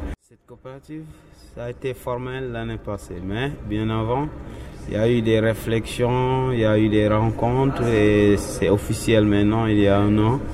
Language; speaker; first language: French; non-native, local second language; Wolof